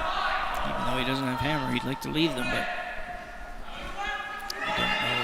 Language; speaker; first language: English; native; English